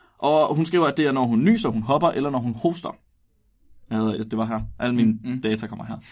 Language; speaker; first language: Danish; native; Danish